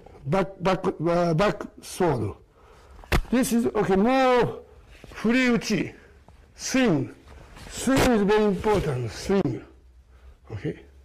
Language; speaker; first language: English; non-native, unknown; Japanese